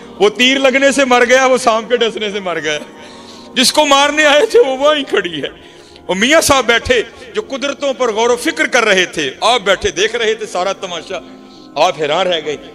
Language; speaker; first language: Urdu; non-native, local second language; Punjabi